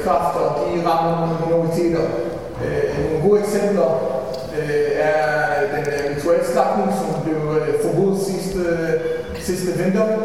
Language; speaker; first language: Danish; non-native, fluent; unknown